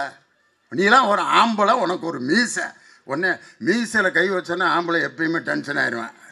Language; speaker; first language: Tamil; native; Tamil